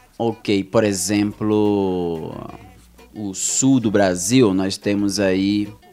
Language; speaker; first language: Portuguese; native; Portuguese